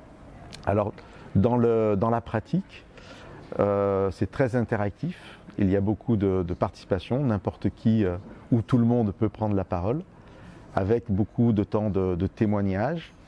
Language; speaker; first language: French; native; French